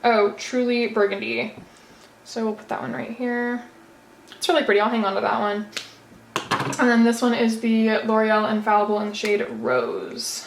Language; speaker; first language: English; native; English